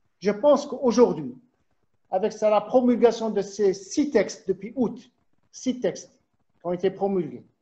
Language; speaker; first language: French; non-native, local second language; Arabic